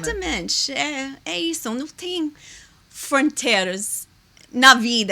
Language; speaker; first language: Portuguese; non-native, learner; English